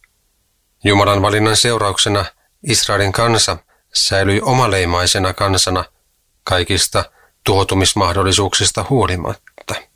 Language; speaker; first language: Finnish; native; Finnish